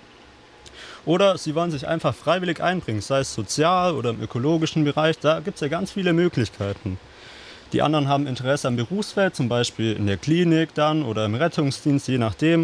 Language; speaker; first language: German; native; German